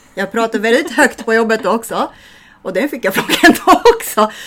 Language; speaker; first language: Swedish; non-native, fluent; Japanese